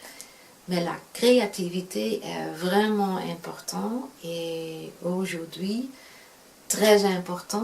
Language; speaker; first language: French; non-native, fluent; Dutch